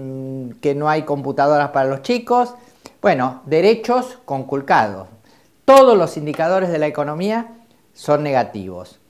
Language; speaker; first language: Spanish; native; Spanish